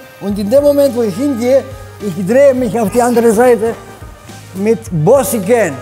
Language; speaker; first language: German; non-native, fluent; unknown